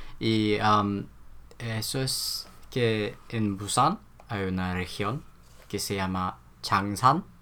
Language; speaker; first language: Spanish; non-native, learner; Korean